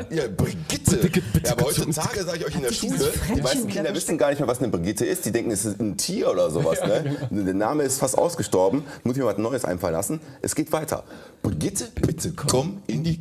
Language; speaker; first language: German; native; German